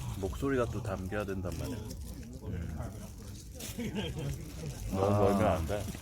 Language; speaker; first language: Korean; native; Korean